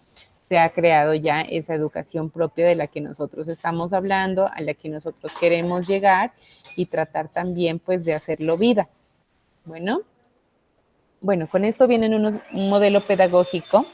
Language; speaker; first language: Spanish; native; Spanish